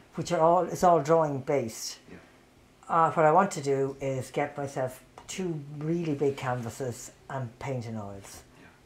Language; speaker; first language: English; native; English